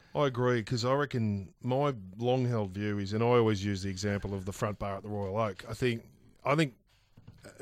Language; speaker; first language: English; native; English